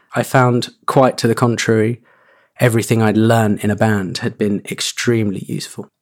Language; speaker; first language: English; native; English